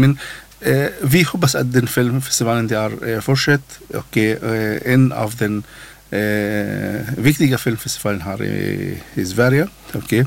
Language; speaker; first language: Swedish; non-native, learner; Arabic